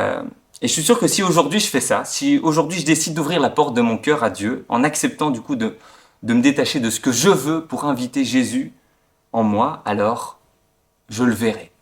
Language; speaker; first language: French; native; French